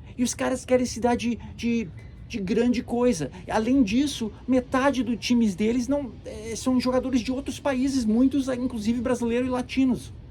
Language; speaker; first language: Portuguese; early bilingual, heritage; Portuguese